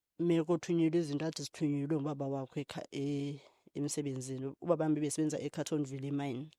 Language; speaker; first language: Zulu; non-native, local second language; Xhosa